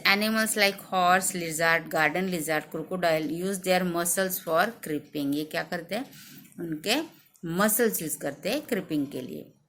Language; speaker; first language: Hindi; non-native, local second language; Marathi